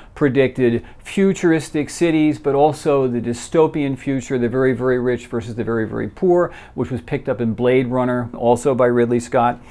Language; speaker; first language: English; native; English